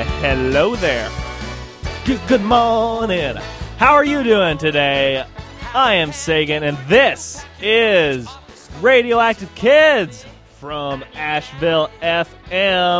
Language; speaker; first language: English; native; English